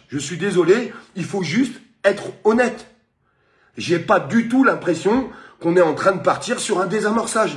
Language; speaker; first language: French; native; French